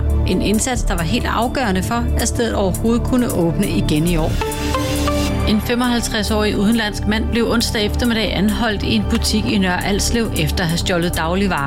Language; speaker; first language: Danish; native; Danish